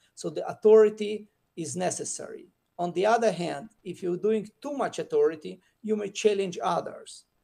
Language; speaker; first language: English; non-native, fluent; Russian